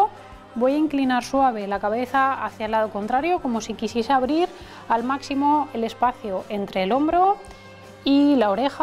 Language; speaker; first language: Spanish; native; Spanish